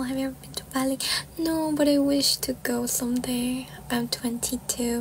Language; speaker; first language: English; non-native, fluent; Georgian